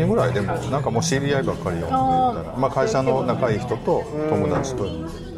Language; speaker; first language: Japanese; native; Japanese